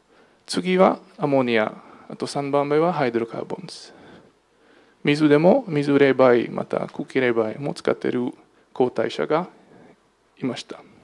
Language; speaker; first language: Japanese; non-native, fluent; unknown